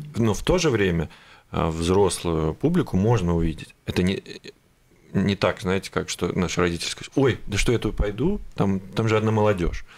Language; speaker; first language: Russian; native; Russian